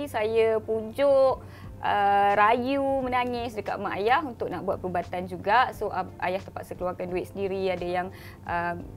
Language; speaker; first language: Malay; non-native, local second language; Tamil